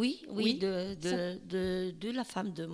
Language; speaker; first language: French; non-native, learner; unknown